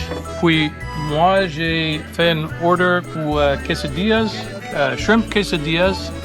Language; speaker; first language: French; non-native, local second language; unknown